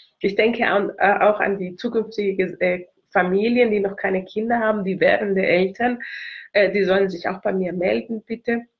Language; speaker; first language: German; non-native, fluent; Spanish